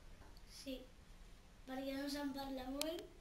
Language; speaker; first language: Catalan; non-native, local second language; Spanish